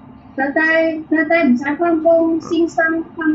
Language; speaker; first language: Cantonese; non-native, learner; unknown